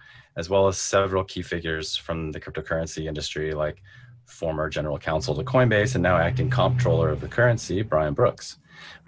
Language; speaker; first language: English; native; English